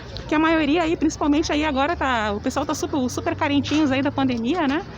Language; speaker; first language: Portuguese; native; Portuguese